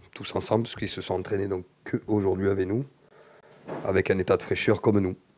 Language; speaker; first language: French; native; French